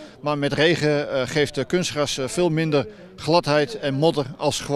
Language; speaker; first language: Dutch; native; Dutch